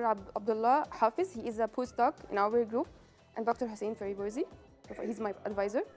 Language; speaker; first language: English; non-native, fluent; Arabic